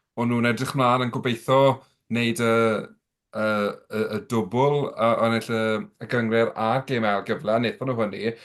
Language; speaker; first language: Welsh; native; Welsh